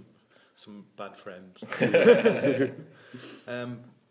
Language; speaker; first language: English; native; English